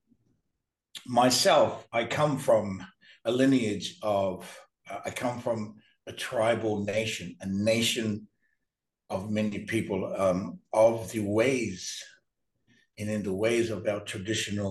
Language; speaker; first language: English; native; English